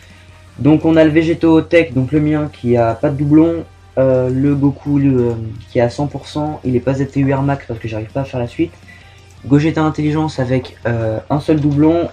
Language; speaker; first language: French; native; French